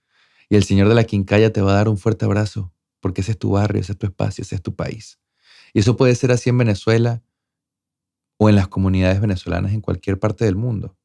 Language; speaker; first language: Spanish; native; Spanish